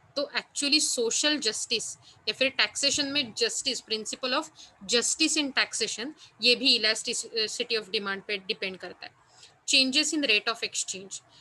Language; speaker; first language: Hindi; non-native, local second language; Marathi